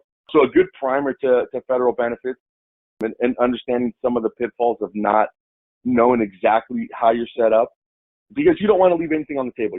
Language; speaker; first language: English; native; English